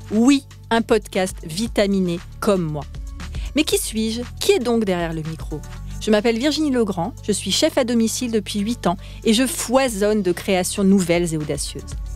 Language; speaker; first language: French; native; French